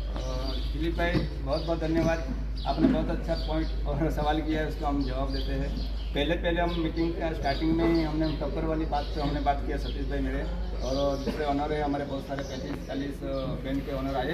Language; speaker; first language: Hindi; non-native, local second language; Gujarati